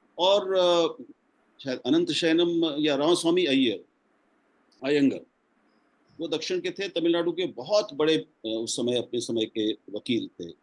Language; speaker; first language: Hindi; non-native, local second language; Punjabi